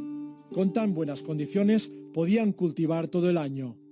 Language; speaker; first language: Spanish; native; Spanish